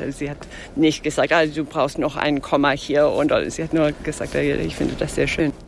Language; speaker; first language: German; non-native, fluent; English